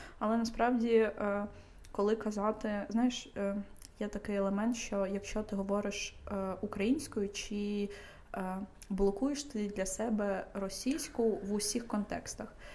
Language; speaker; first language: Ukrainian; non-native, local second language; Russian